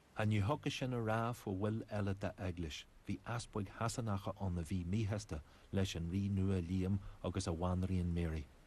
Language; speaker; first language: Irish; native; Irish